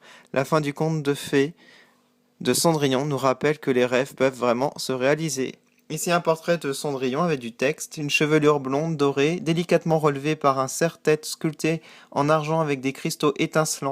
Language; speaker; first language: French; native; French